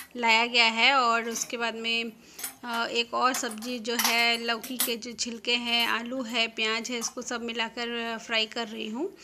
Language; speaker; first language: Hindi; non-native, local second language; Bangla